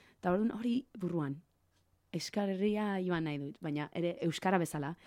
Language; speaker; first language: Basque; non-native, learner; English